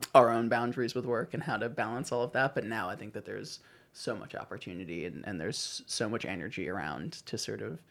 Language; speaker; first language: English; native; English